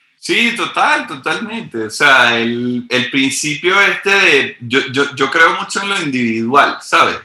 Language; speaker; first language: Spanish; native; Spanish